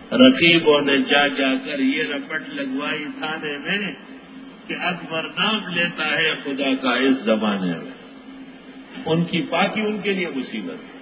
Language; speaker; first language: Urdu; non-native, local second language; Pashto